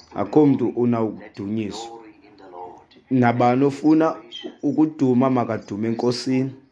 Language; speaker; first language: Xhosa; non-native, local second language; Zulu